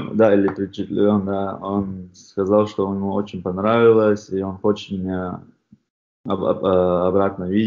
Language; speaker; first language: Russian; non-native, fluent; Chechen